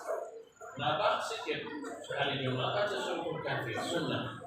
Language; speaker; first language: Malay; non-native, learner; Arabic